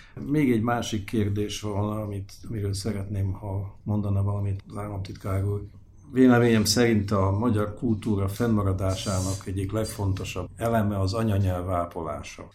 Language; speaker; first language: Hungarian; native; Hungarian